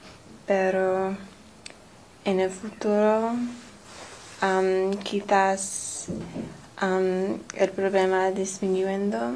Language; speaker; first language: Spanish; non-native, learner; English